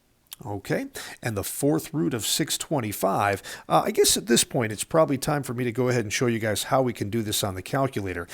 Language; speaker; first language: English; native; English